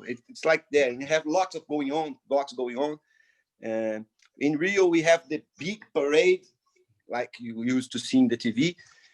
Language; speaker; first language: English; non-native, fluent; Portuguese